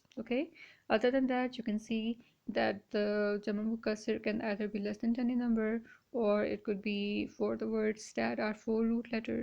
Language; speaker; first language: English; non-native, local second language; Urdu